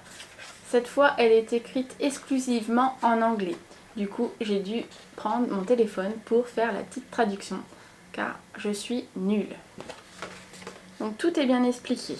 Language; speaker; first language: French; native; French